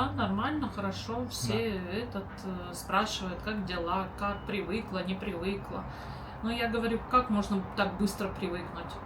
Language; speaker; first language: Russian; native; Russian